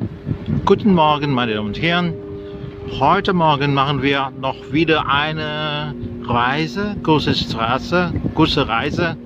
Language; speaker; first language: German; non-native, learner; Indonesian